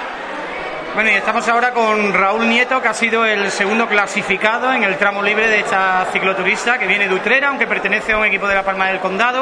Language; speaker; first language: Spanish; native; Spanish